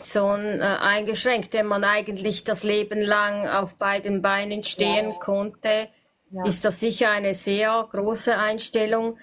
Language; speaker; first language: German; native; German